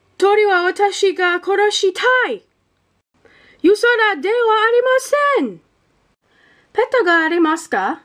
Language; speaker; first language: Japanese; non-native, learner; English